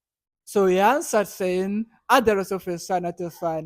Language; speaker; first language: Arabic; non-native, fluent; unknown